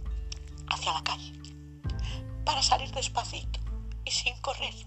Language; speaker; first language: Spanish; native; Spanish